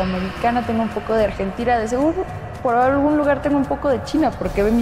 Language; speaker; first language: Spanish; native; Spanish